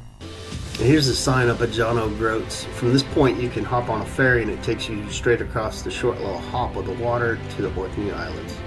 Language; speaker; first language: English; native; English